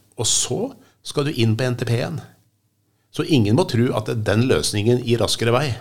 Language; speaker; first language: Norwegian; native; Norwegian